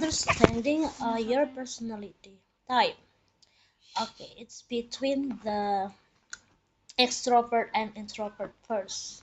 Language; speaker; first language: English; non-native, fluent; Indonesian